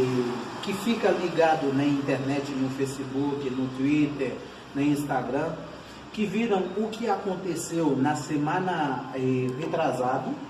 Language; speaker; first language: Portuguese; non-native, fluent; Haitian Creole